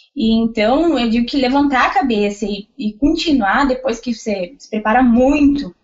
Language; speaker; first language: Portuguese; native; Portuguese